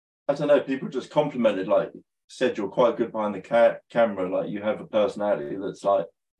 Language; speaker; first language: English; native; English